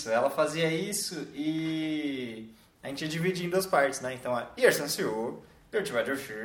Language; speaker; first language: Portuguese; native; Portuguese